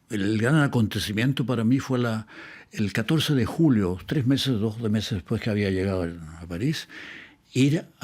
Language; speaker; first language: Spanish; native; Spanish